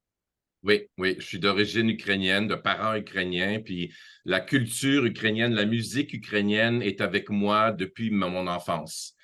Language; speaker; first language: French; early bilingual, other home language; Ukrainian